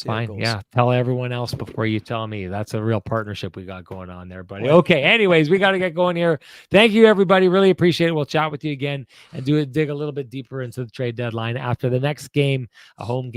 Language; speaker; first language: English; native; English